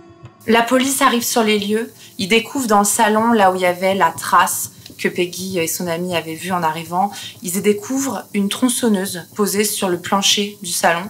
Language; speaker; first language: French; native; French